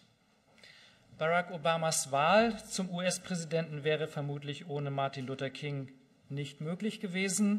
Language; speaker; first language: German; native; German